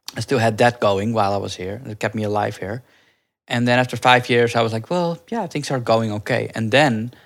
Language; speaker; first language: English; early bilingual, other home language; Dutch